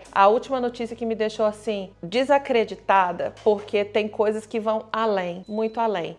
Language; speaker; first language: Portuguese; native; Portuguese